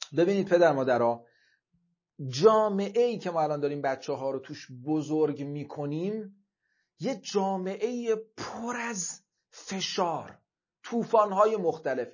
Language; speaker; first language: Persian; native; Persian